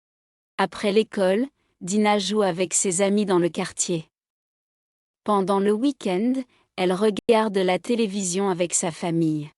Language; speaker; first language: French; non-native, learner; Arabic